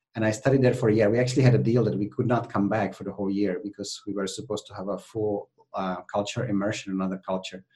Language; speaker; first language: English; non-native, fluent; Czech